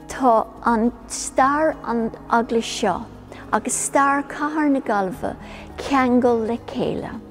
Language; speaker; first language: Irish; non-native, local second language; English